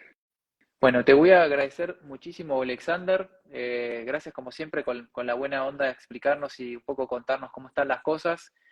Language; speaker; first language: Spanish; native; Spanish